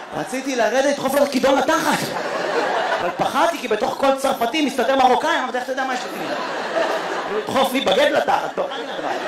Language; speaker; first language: Hebrew; native; Hebrew